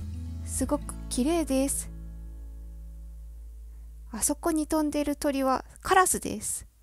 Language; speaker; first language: Japanese; non-native, fluent; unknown